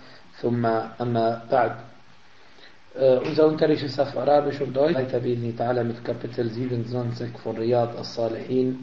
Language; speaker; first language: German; non-native, fluent; Arabic